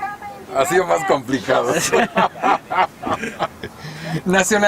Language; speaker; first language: Spanish; native; Spanish